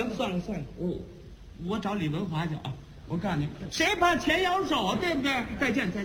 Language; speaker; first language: Chinese; native; Chinese